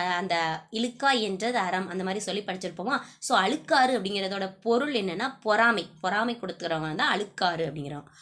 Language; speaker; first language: Tamil; native; Tamil